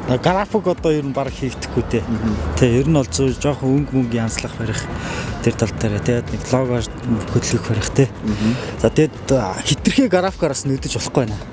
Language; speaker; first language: Mongolian; native; Mongolian